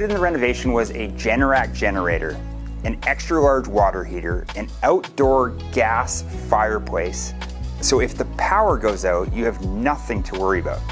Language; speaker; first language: English; native; English